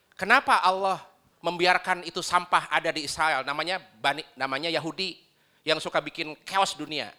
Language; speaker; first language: Indonesian; non-native, local second language; Sundanese